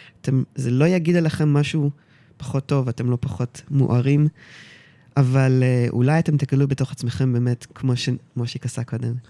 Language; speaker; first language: Hebrew; early bilingual, heritage; Hebrew